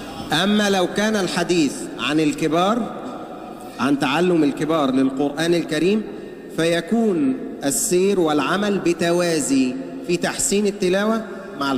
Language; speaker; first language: Arabic; native; Arabic